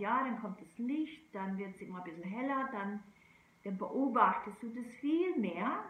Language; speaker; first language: German; non-native, fluent; English